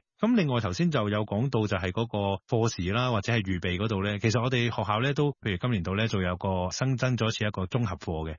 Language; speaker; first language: Cantonese; native; Cantonese